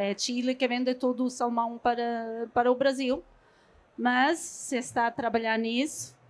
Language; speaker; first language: Portuguese; non-native, fluent; Norwegian